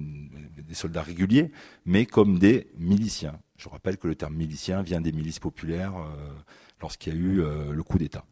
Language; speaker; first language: French; native; French